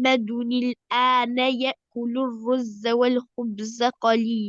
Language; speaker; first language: Arabic; non-native, learner; Albanian